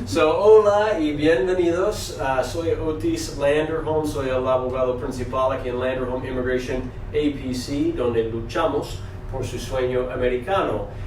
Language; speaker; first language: Spanish; non-native, fluent; English